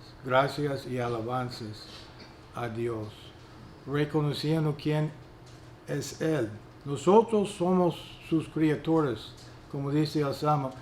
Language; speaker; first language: Spanish; non-native, fluent; English